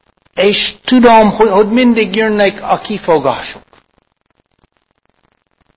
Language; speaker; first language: Hungarian; non-native, fluent; English